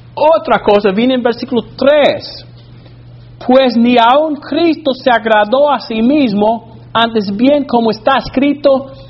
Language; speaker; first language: Spanish; non-native, fluent; English